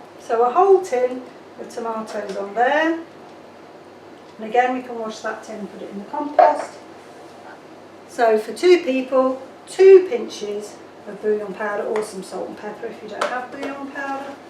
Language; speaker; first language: English; native; English